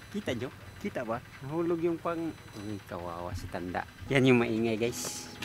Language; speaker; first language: Filipino; native; Filipino